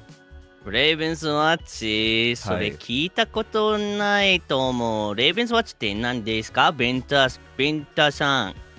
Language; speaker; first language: Japanese; non-native, fluent; English